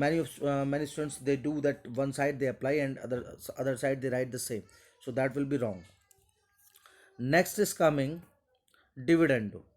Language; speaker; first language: English; non-native, local second language; Hindi